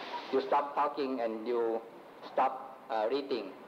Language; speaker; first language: English; non-native, fluent; Thai